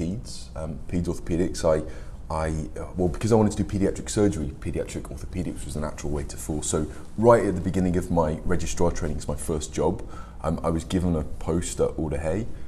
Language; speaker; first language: English; native; English